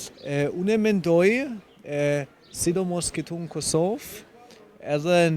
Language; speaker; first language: Albanian; non-native, fluent; German